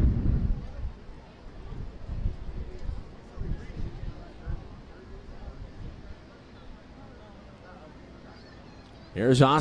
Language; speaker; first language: English; native; English